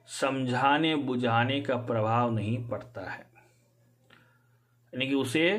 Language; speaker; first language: Hindi; native; Hindi